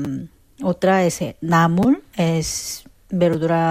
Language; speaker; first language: Spanish; non-native, fluent; Korean